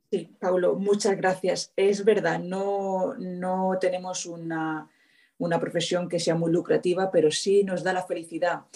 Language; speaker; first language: Spanish; native; Spanish